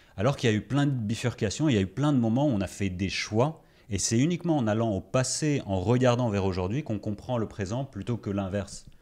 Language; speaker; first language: French; early bilingual, other home language; Greek